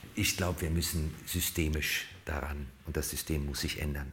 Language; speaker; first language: German; native; German